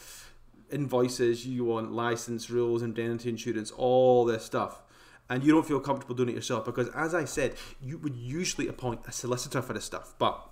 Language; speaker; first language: English; native; English